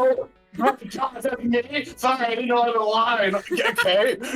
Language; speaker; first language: English; native; English